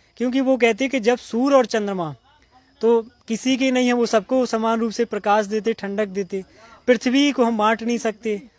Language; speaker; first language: Hindi; native; Hindi